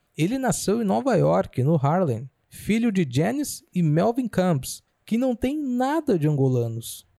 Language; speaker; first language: Portuguese; native; Portuguese